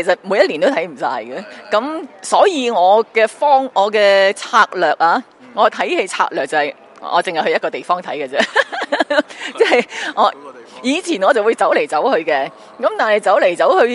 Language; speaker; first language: Chinese; native; Chinese